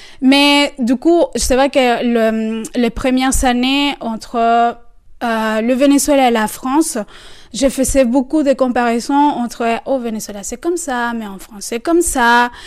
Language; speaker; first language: French; non-native, fluent; Spanish